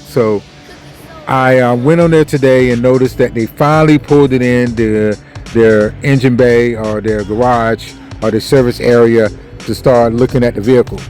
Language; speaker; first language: English; native; English